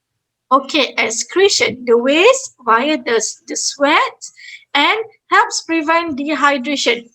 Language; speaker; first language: English; non-native, fluent; Malay